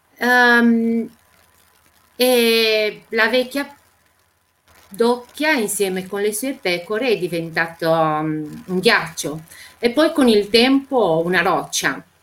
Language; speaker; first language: Italian; non-native, fluent; Romanian